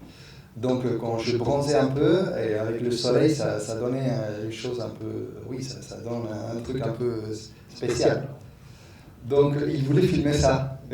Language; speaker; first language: French; non-native, fluent; Spanish